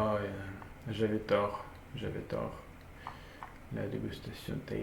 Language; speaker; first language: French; non-native, learner; Russian